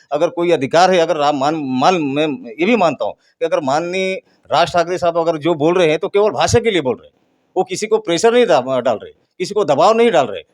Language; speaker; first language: Hindi; native; Hindi